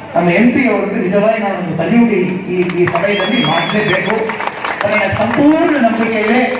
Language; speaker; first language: Kannada; non-native, local second language; Tamil